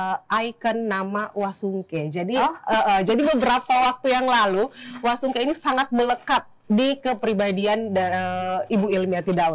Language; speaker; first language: Indonesian; native; Indonesian